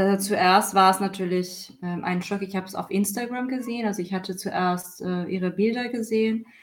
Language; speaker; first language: German; non-native, fluent; Persian